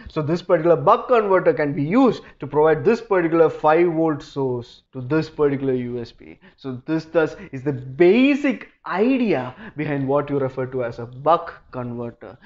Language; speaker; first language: English; non-native, local second language; Malayalam